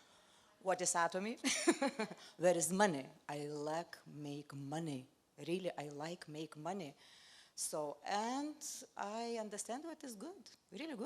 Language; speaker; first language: English; non-native, learner; Lithuanian